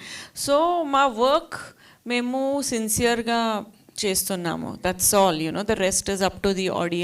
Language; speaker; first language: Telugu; non-native, local second language; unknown